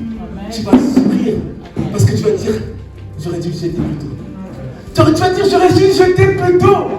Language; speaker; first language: French; native; French